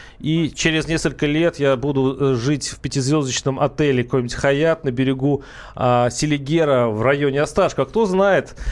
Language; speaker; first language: Russian; native; Russian